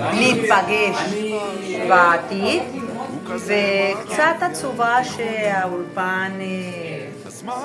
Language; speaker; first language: Hebrew; non-native, learner; Spanish